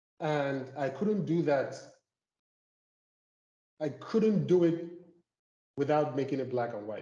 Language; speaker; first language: English; non-native, local second language; Igbo